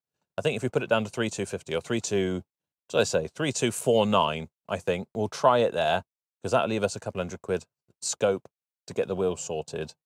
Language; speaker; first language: English; native; English